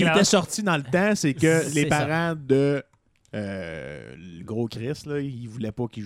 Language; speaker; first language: French; native; French